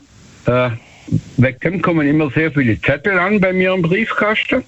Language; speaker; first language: German; native; German